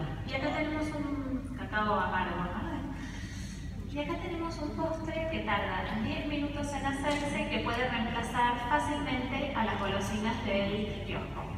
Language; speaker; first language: Spanish; native; Spanish